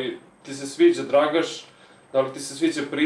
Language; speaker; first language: Serbian; native; Serbian